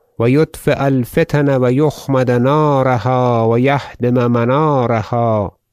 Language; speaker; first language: Arabic; non-native, fluent; Persian